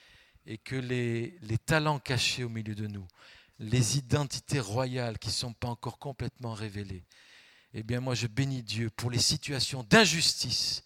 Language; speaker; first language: French; native; French